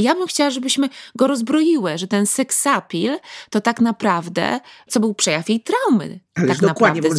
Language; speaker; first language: Polish; native; Polish